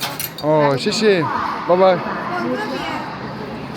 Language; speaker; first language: Chinese; non-native, learner; French